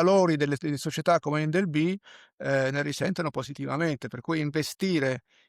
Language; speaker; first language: Italian; native; Italian